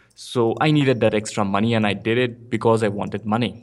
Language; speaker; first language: English; non-native, local second language; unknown